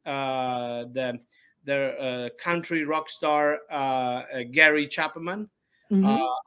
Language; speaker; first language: English; non-native, learner; Italian